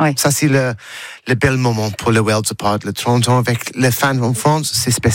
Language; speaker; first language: French; non-native, learner; English